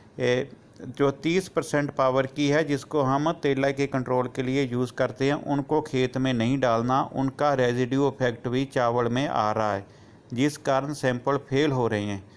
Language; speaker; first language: Hindi; non-native, local second language; Punjabi